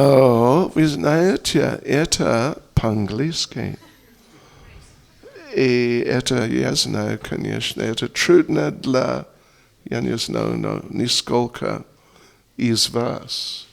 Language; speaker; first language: Russian; non-native, learner; English